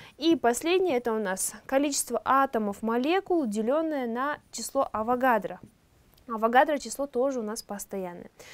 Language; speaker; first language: Russian; non-native, local second language; Kazakh